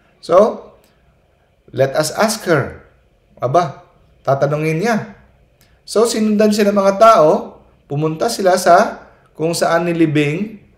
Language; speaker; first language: Filipino; non-native, local second language; Cebuano